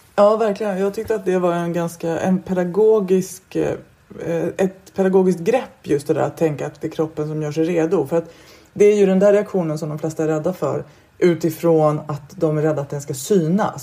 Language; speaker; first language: Swedish; native; Swedish